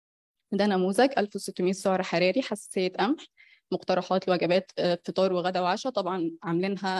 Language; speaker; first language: Arabic; native; Arabic